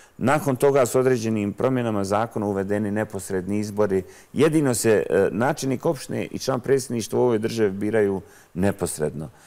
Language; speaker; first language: Croatian; native; Croatian